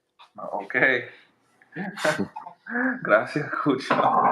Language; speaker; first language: Spanish; non-native, learner; English